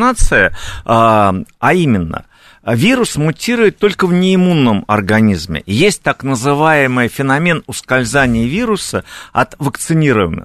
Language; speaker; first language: Russian; native; Russian